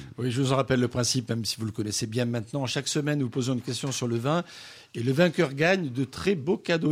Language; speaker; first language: French; native; French